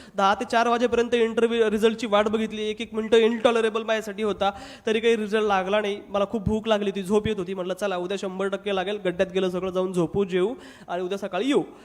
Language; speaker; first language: Marathi; non-native, local second language; Hindi